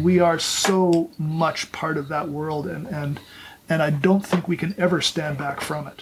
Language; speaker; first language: English; native; English